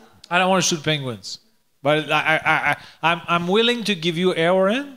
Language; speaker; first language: English; non-native, learner; French